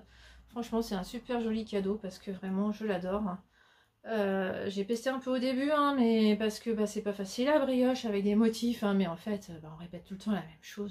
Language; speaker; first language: French; native; French